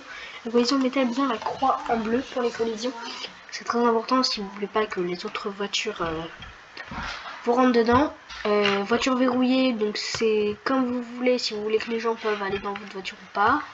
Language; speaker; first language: French; native; French